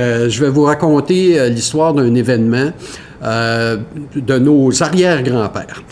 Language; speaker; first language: French; native; French